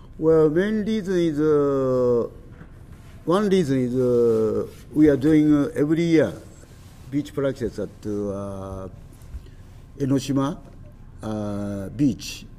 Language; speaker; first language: English; non-native, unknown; Japanese